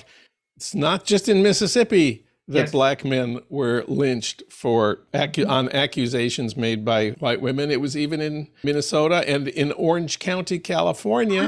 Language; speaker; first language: English; native; English